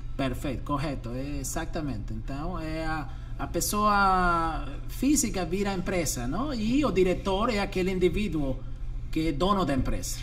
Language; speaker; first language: Portuguese; non-native, fluent; Spanish